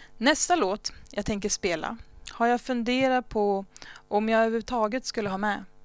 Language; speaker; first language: Swedish; early bilingual, other home language; Spanish